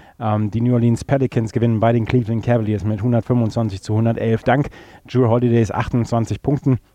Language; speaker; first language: German; native; German